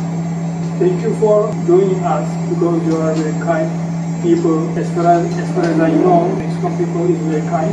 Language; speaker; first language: English; non-native, learner; Turkish